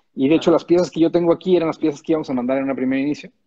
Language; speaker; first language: Spanish; native; Spanish